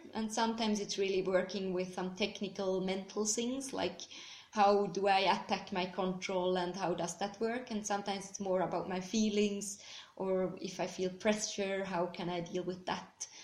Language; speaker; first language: English; non-native, fluent; Swiss German